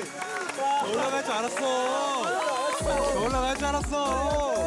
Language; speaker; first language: Korean; native; Korean